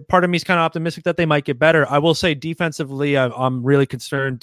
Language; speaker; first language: English; native; English